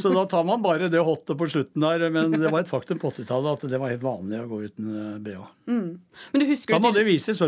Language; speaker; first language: Norwegian; native; Norwegian